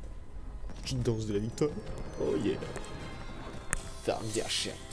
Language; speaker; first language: French; native; French